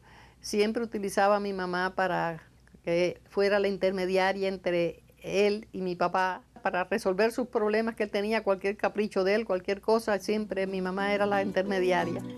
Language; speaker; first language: Spanish; native; Spanish